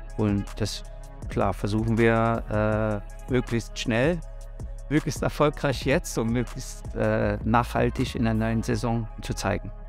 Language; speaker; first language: German; native; German